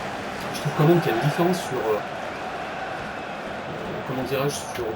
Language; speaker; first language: French; native; French